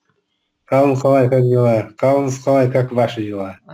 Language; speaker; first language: Kazakh; non-native, local second language; Russian